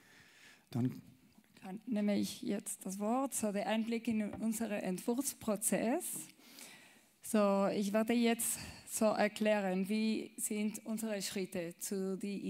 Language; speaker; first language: German; non-native, learner; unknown